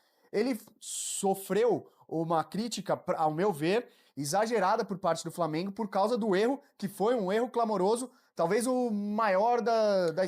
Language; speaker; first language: Portuguese; native; Portuguese